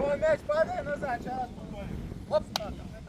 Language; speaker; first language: Ukrainian; native; Ukrainian